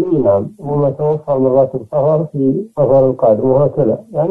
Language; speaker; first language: Arabic; native; Arabic